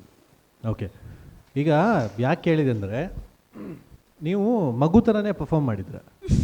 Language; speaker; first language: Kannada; non-native, local second language; Tulu